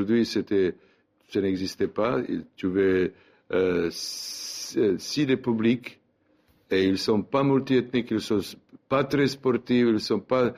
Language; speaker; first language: French; non-native, learner; Serbian